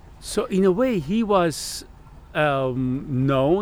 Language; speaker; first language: English; non-native, fluent; Persian